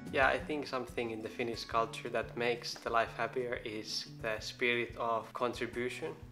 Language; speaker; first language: English; non-native, fluent; Finnish